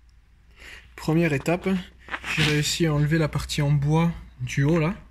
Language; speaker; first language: French; native; French